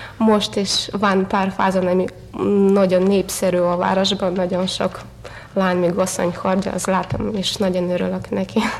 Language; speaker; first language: Hungarian; non-native, learner; Russian